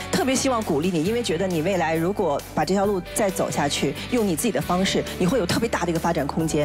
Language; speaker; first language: Chinese; native; Chinese